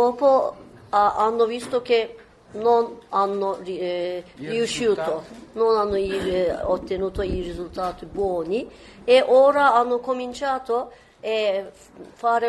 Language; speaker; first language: Italian; non-native, learner; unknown